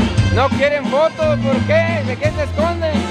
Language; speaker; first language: Spanish; native; Spanish